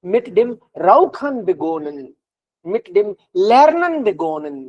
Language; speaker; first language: German; non-native, fluent; Hindi